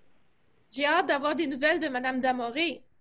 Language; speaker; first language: French; native; French